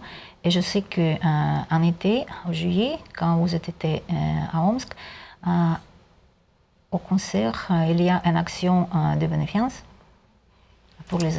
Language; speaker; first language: French; non-native, learner; Russian